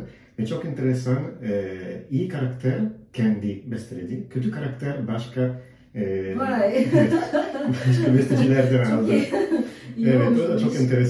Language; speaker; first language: Turkish; non-native, fluent; Italian